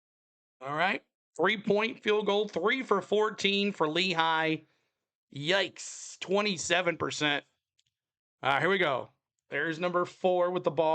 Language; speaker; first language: English; native; English